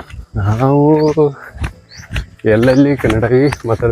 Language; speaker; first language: Kannada; non-native, local second language; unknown